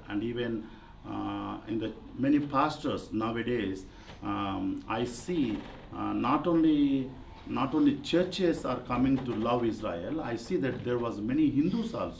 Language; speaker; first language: English; non-native, local second language; Telugu